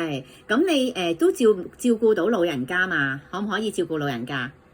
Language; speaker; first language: Cantonese; native; Cantonese